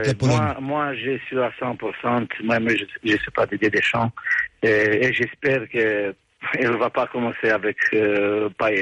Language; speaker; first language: French; non-native, fluent; Romanian